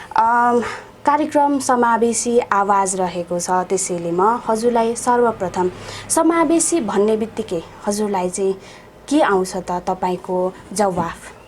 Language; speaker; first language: Nepali; native; Nepali